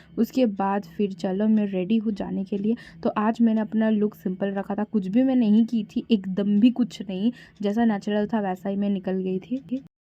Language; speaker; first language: Hindi; non-native, local second language; Bangla